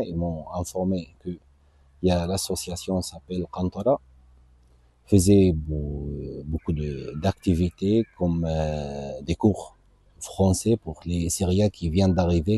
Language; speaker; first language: French; non-native, fluent; Arabic